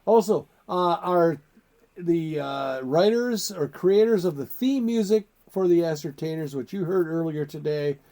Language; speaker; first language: English; native; English